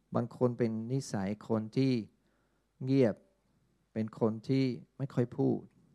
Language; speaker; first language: Thai; non-native, fluent; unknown